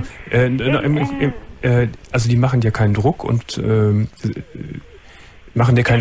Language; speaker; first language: German; native; German